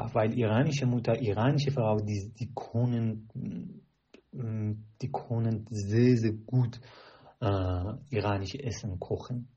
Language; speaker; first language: German; non-native, learner; Persian